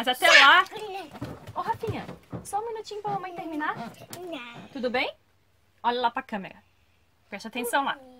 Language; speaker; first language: Portuguese; native; Portuguese